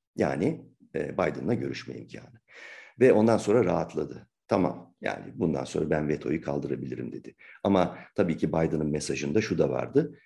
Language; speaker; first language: Turkish; native; Turkish